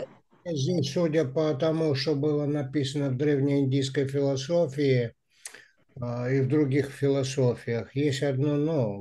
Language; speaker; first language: Russian; native; Russian